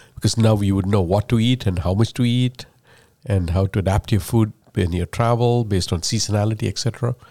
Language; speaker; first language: English; non-native, local second language; Malayalam